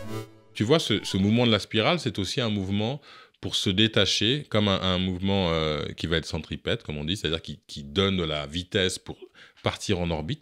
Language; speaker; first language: French; native; French